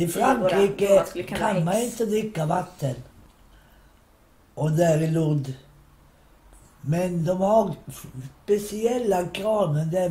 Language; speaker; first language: Swedish; non-native, local second language; Romany